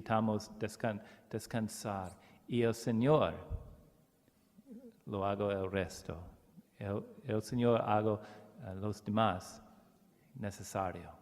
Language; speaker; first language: Spanish; non-native, learner; English